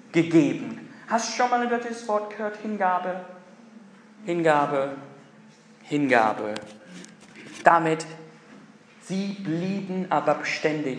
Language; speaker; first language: German; non-native, fluent; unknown